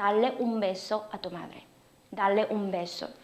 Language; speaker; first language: Spanish; non-native, fluent; Korean